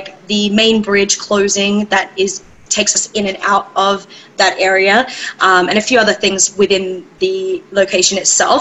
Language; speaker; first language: English; native; English